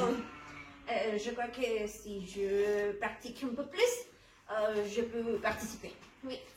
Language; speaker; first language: French; non-native, learner; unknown